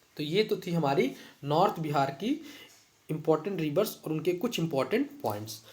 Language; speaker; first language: Hindi; native; Hindi